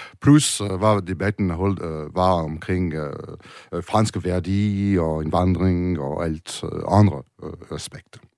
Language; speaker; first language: Danish; non-native, learner; French